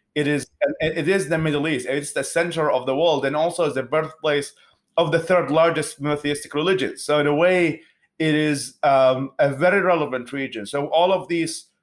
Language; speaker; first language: English; non-native, fluent; Arabic